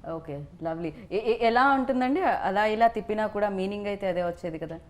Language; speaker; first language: Telugu; native; Telugu